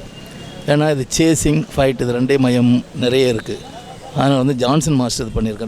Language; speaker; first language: Tamil; native; Tamil